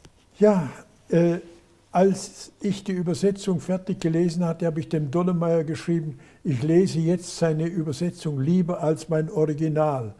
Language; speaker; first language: German; native; German